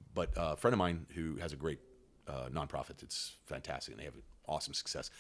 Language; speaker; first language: English; native; English